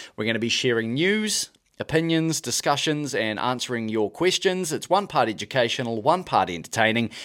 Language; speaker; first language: English; native; English